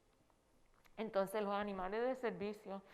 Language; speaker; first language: Spanish; non-native, fluent; English